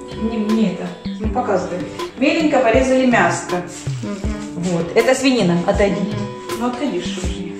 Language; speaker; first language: Russian; native; Russian